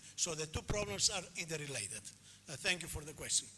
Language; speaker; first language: English; non-native, fluent; Greek